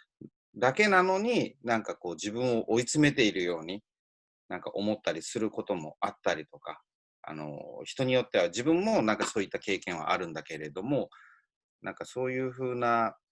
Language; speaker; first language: Japanese; native; Japanese